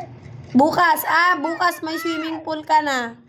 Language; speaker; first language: Filipino; non-native, local second language; Iloko